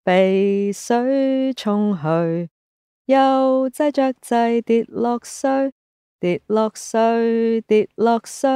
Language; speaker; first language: English; non-native, local second language; Cantonese